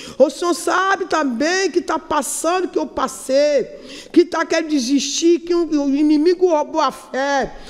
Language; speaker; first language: Portuguese; non-native, learner; Yoruba